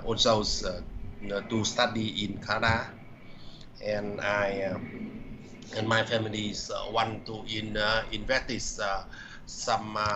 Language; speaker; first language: English; non-native, learner; Vietnamese